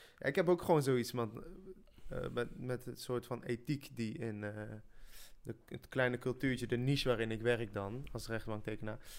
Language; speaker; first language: Dutch; early bilingual, other home language; French